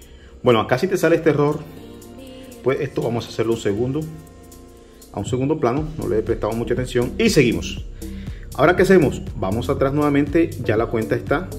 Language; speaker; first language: Spanish; native; Spanish